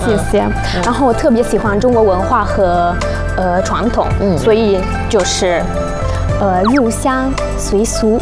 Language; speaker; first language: Chinese; non-native, fluent; Italian